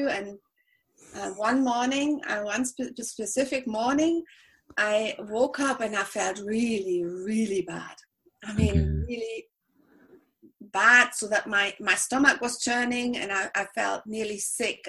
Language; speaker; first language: English; non-native, fluent; German